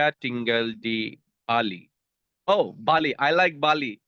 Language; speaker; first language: Indonesian; non-native, learner; Bangla